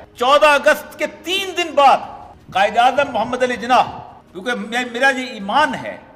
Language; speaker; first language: Urdu; non-native, local second language; Punjabi